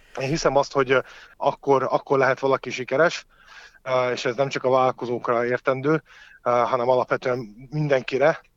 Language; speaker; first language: Hungarian; native; Hungarian